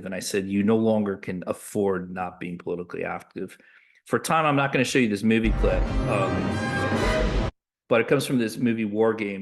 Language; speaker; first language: English; native; English